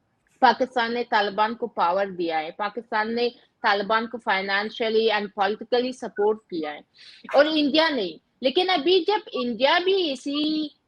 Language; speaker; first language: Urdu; non-native, fluent; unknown